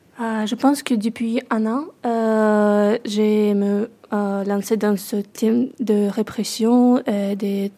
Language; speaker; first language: French; non-native, learner; Russian